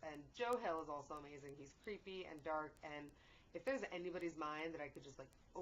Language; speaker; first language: English; native; English